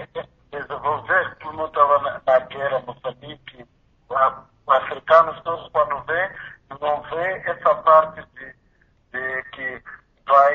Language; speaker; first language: Spanish; non-native, learner; Portuguese